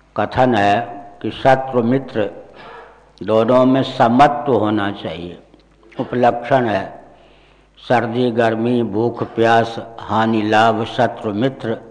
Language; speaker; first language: Hindi; non-native, local second language; Maithili